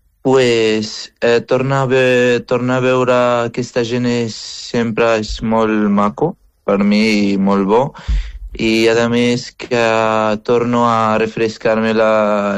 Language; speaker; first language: Catalan; non-native, fluent; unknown